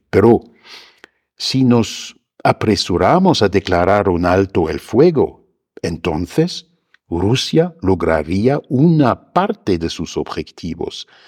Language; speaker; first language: Spanish; non-native, fluent; German